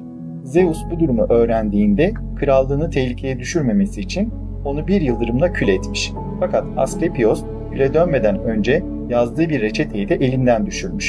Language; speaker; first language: Turkish; native; Turkish